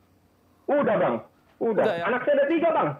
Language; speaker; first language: Indonesian; native; Indonesian